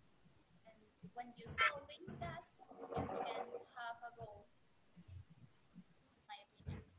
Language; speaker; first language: English; non-native, learner; Spanish